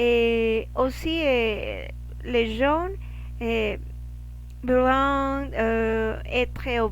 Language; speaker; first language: French; non-native, learner; Spanish